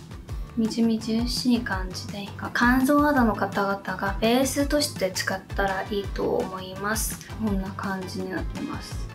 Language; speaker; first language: Japanese; non-native, fluent; Korean